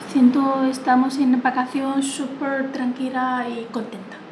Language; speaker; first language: Spanish; non-native, learner; Chinese